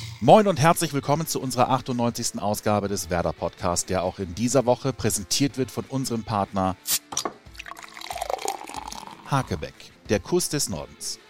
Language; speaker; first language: German; native; German